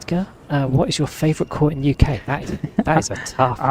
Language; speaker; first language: English; native; English